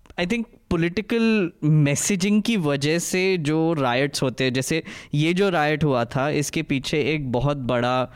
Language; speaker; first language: Hindi; native; Hindi